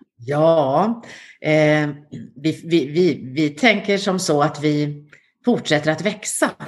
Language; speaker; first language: Swedish; native; Swedish